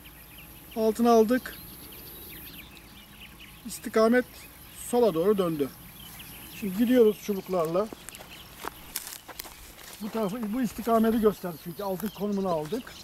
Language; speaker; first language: Turkish; native; Turkish